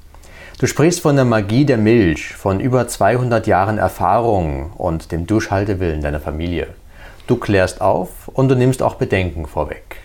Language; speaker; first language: German; native; German